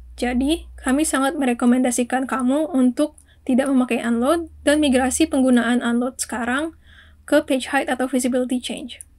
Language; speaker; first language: Indonesian; native; Indonesian